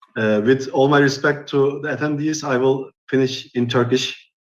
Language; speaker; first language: English; non-native, fluent; Turkish